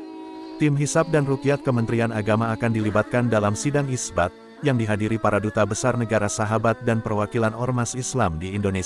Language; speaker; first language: Indonesian; native; Indonesian